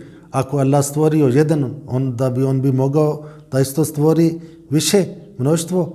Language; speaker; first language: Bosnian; non-native, fluent; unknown